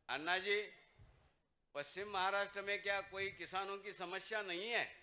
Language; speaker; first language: Hindi; non-native, local second language; Marathi